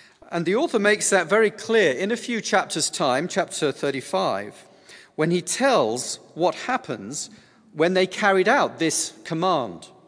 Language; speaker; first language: English; native; English